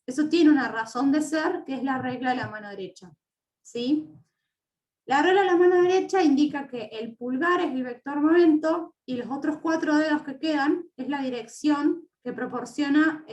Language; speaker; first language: Spanish; native; Spanish